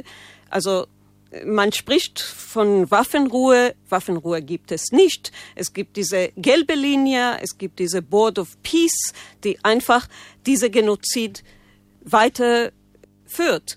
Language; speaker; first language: German; non-native, fluent; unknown